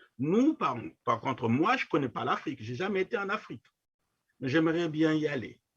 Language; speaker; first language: French; non-native, local second language; Kongo